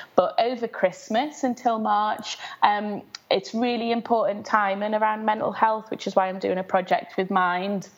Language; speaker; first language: English; native; English